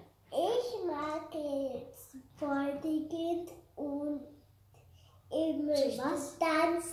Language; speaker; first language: German; early bilingual, other home language; English